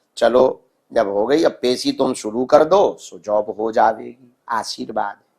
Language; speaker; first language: Hindi; native; Hindi